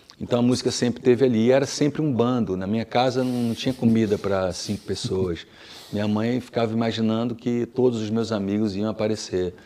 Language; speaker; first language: Portuguese; native; Portuguese